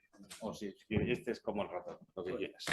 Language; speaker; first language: Spanish; native; Spanish